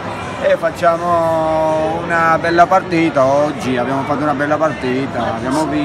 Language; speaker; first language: Italian; non-native, learner; Spanish